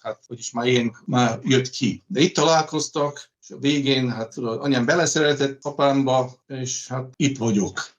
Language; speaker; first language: Hungarian; early bilingual, heritage; Hungarian